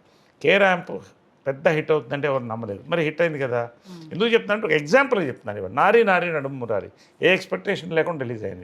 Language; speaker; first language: Telugu; native; Telugu